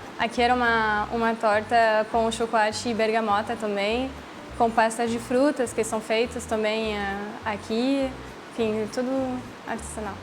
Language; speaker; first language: Portuguese; non-native, fluent; French